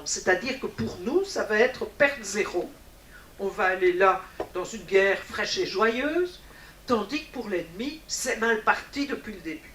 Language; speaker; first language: French; native; French